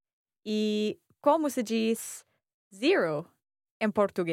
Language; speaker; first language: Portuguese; non-native, learner; English